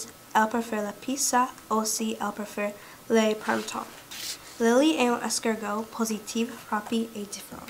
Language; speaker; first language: French; non-native, learner; English